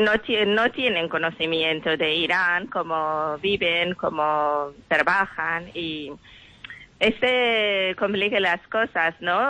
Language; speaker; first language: Spanish; non-native, learner; Persian